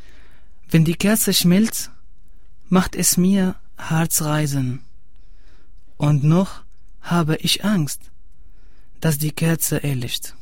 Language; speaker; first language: German; non-native, learner; Arabic